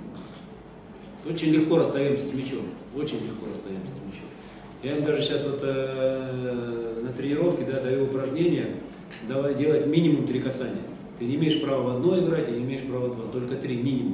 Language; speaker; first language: Russian; native; Russian